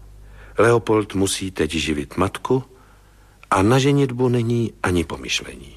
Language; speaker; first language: Czech; native; Czech